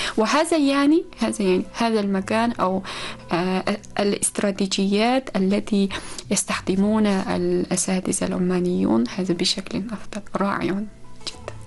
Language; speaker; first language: Arabic; non-native, fluent; Uzbek